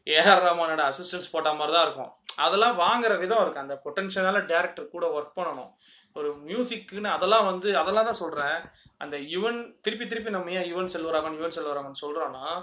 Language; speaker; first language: Tamil; native; Tamil